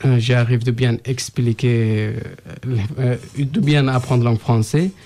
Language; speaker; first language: French; non-native, learner; Persian